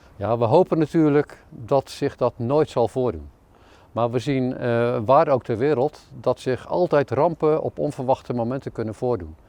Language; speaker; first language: Dutch; native; Dutch